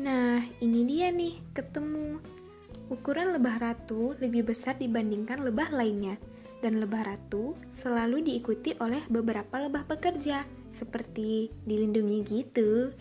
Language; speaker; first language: Indonesian; native; Indonesian